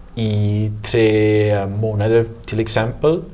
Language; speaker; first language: Swedish; non-native, learner; English